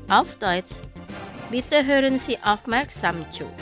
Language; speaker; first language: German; non-native, fluent; Indonesian